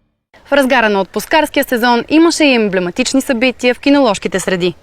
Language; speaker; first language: Bulgarian; native; Bulgarian